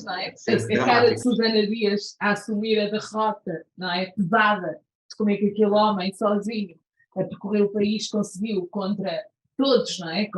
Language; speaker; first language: Portuguese; native; Portuguese